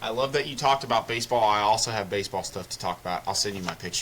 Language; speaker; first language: English; native; English